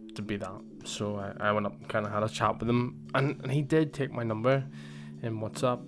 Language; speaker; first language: English; native; English